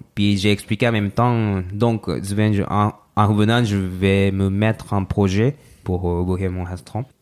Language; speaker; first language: French; non-native, fluent; Japanese